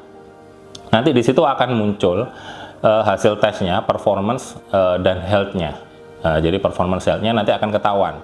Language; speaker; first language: Indonesian; native; Indonesian